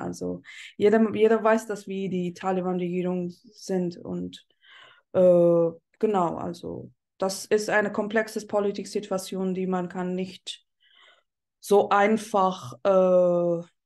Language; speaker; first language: German; non-native, fluent; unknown